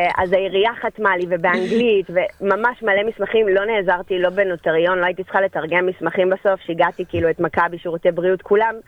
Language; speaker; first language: Hebrew; early bilingual, other home language; English